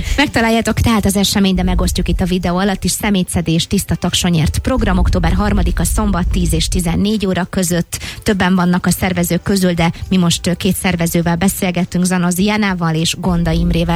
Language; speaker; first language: Hungarian; native; Hungarian